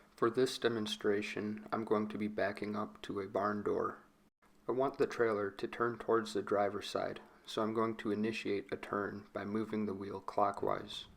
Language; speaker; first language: English; native; English